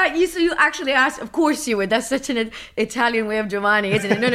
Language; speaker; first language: English; early bilingual, other home language; Spanish